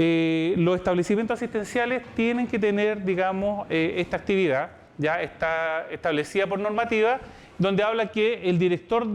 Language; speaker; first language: Spanish; native; Spanish